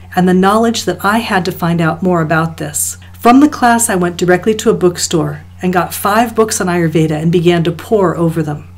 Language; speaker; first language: English; native; English